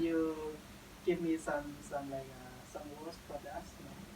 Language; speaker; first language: English; non-native, learner; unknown